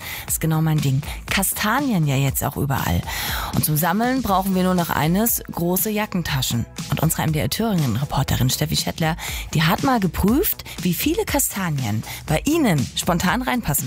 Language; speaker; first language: German; native; German